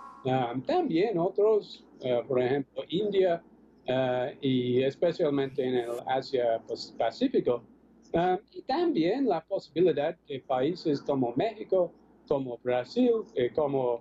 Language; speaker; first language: Spanish; non-native, fluent; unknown